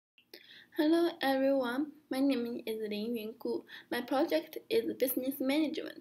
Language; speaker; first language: English; non-native, learner; Chinese